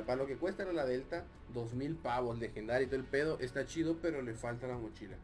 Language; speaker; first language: Spanish; native; Spanish